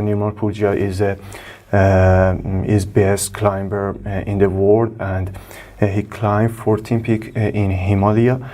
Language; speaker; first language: English; non-native, learner; Persian